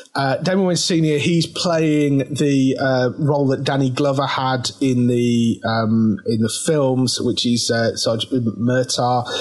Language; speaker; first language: English; native; English